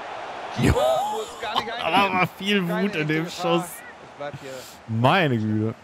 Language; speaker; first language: German; native; German